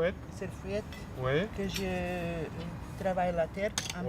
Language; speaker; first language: French; non-native, learner; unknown